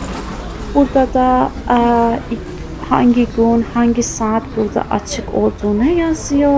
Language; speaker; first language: Turkish; non-native, fluent; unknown